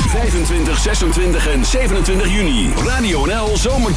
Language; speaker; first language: Dutch; native; Dutch